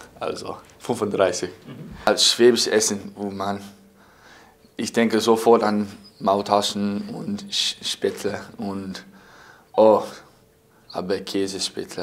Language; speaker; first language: German; non-native, fluent; English